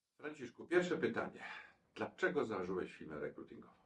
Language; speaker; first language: Polish; native; Polish